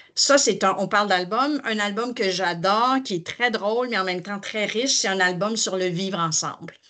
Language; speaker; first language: French; native; French